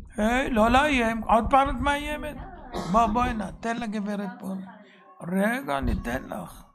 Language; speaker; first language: Hebrew; native; Hebrew